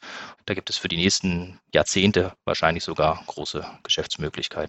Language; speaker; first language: German; native; German